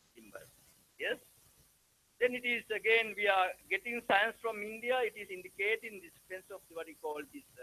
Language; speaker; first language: English; non-native, local second language; Sinhala